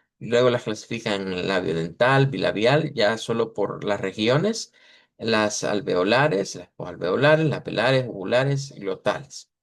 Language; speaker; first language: Spanish; native; Spanish